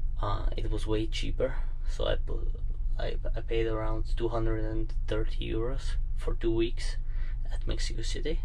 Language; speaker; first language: English; non-native, fluent; French